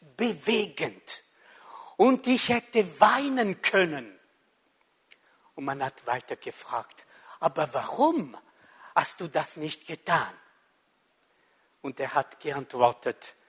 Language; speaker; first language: German; non-native, local second language; Italian